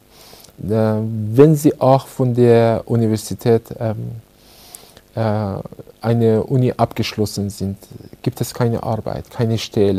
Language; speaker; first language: German; non-native, fluent; Persian